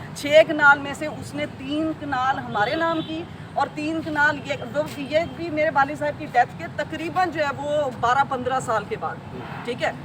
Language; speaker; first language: Urdu; non-native, local second language; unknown